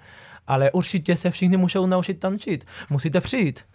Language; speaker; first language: Czech; non-native, fluent; Spanish